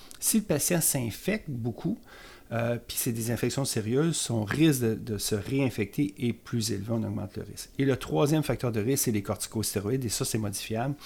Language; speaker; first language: French; native; French